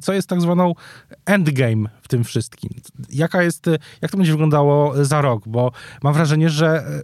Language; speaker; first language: Polish; native; Polish